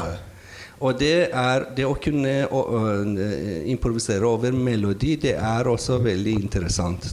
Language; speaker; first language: Norwegian; non-native, fluent; Persian